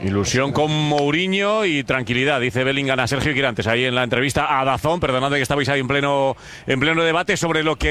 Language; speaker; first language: Spanish; native; Spanish